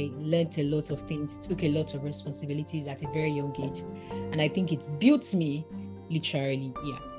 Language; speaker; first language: English; non-native, local second language; Yoruba